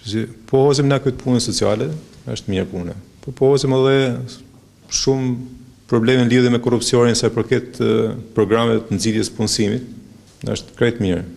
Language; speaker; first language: Albanian; native; Albanian